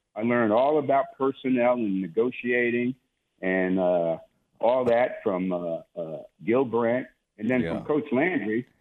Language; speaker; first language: English; native; English